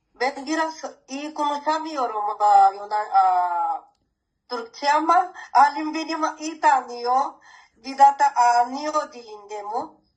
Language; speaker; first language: Turkish; non-native, learner; Greek